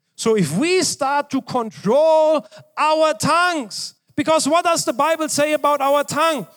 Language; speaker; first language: English; non-native, fluent; German